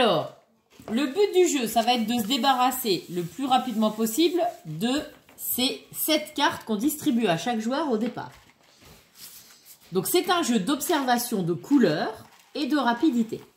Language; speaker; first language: French; native; French